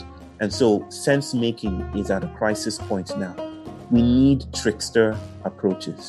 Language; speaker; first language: English; non-native, local second language; Yoruba